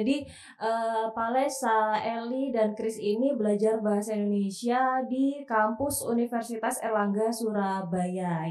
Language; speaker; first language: Indonesian; native; Indonesian